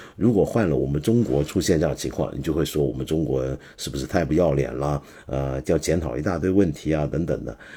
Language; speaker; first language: Chinese; non-native, local second language; Cantonese